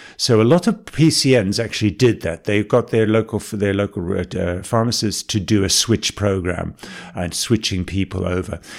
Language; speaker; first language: English; native; English